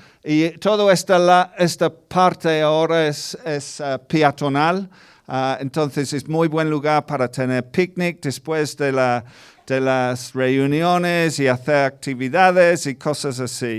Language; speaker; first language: Spanish; non-native, fluent; English